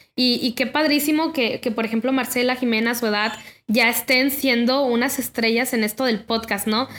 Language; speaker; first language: Spanish; native; Spanish